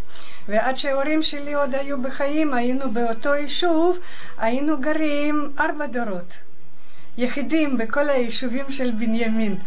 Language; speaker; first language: Hebrew; non-native, fluent; Russian